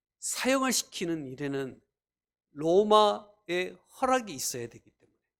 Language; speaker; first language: Korean; native; Korean